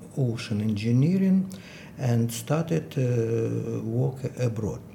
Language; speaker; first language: English; non-native, fluent; Ukrainian